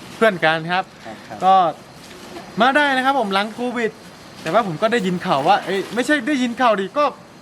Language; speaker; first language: Thai; non-native, local second language; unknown